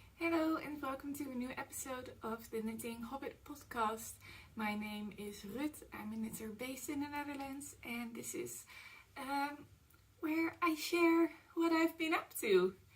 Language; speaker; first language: English; non-native, fluent; Dutch